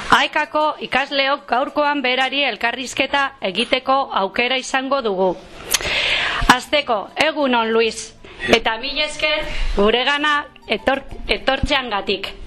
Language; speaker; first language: Basque; non-native, local second language; Spanish